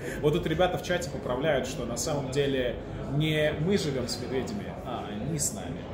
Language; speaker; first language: Russian; native; Russian